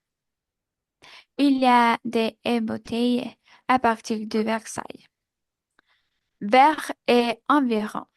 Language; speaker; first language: French; non-native, learner; Spanish